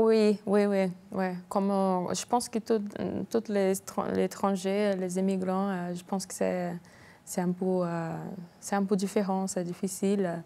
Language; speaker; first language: French; non-native, learner; Portuguese